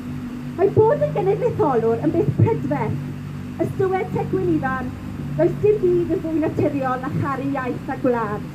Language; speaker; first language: Welsh; native; Welsh